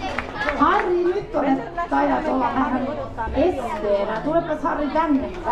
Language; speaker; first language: Finnish; native; Finnish